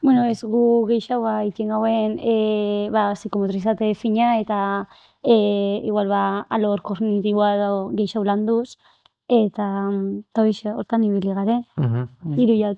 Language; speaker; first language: Basque; native; Basque